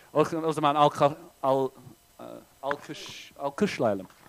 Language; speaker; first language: Turkish; non-native, fluent; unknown